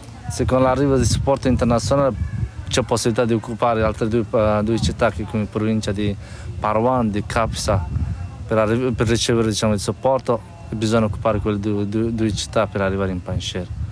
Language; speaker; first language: Italian; non-native, fluent; Persian